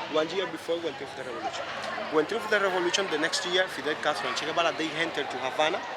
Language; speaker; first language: English; non-native, learner; Spanish